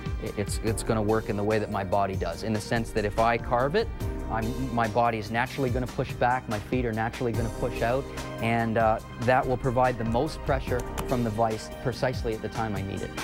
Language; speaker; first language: English; native; English